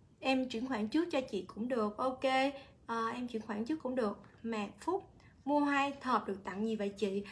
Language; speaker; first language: Vietnamese; native; Vietnamese